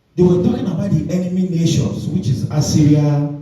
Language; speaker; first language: English; non-native, local second language; Yoruba